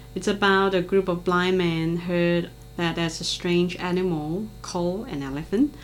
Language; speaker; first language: English; non-native, local second language; Cantonese